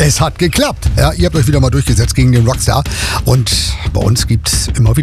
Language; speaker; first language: German; native; German